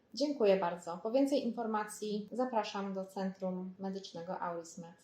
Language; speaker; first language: Polish; native; Polish